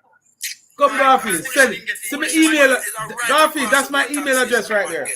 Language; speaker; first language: English; native; English